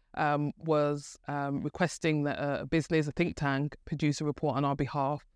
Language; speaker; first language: English; native; English